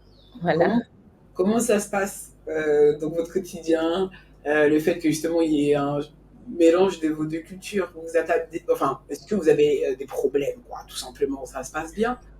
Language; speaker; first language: French; native; French